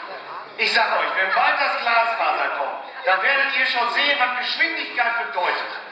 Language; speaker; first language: German; native; German